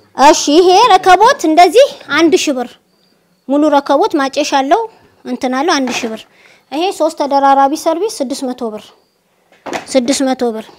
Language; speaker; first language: Amharic; native; Amharic